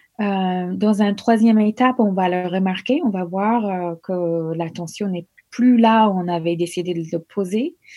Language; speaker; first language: French; non-native, fluent; English